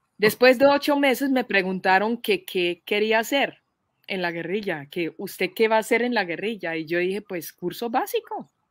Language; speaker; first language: Spanish; non-native, fluent; Dutch